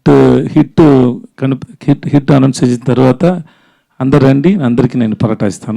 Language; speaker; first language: Telugu; non-native, learner; Tamil